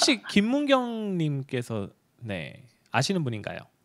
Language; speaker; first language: Korean; native; Korean